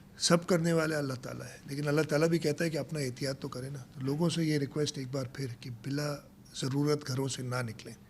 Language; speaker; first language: Urdu; non-native, local second language; Sindhi